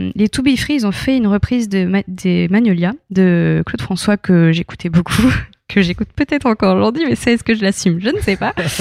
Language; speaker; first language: French; native; French